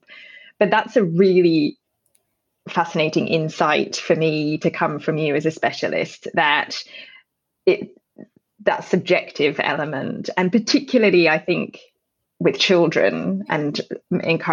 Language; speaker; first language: English; native; English